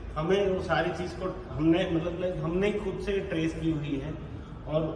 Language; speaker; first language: Hindi; non-native, local second language; Gujarati